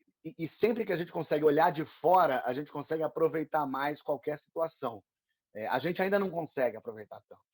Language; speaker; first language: Portuguese; native; Portuguese